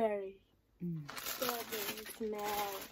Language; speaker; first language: English; non-native, learner; Korean